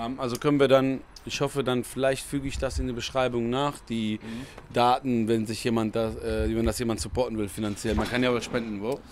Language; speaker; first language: German; early bilingual, other home language; Persian